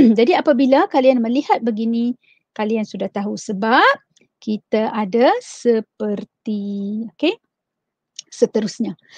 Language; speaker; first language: Malay; non-native, local second language; Tamil